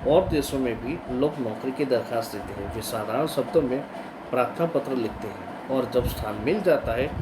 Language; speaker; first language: Hindi; non-native, local second language; Gujarati